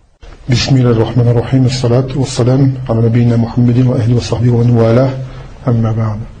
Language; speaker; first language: Arabic; non-native, fluent; French